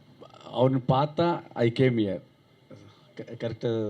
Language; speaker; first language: Tamil; non-native, learner; Telugu